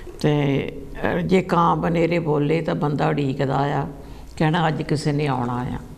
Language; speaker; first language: Punjabi; native; Punjabi